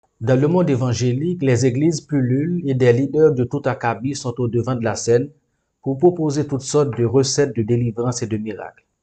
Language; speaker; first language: French; non-native, local second language; Haitian Creole